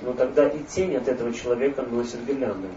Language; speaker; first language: Russian; native; Russian